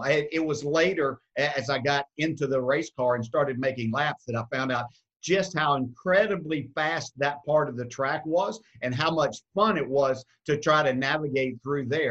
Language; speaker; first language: English; native; English